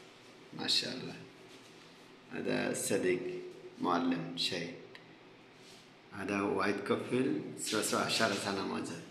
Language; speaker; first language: Arabic; non-native, learner; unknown